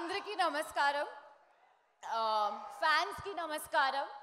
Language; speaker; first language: Telugu; non-native, learner; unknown